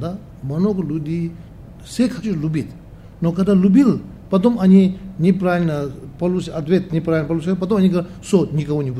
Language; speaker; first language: Russian; non-native, learner; Tibetan